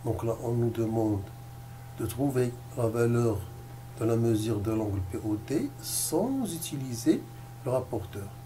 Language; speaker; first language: French; non-native, local second language; Arabic